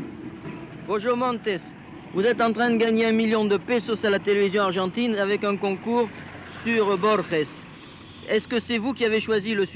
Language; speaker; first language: French; native; French